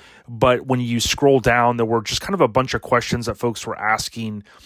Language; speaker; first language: English; native; English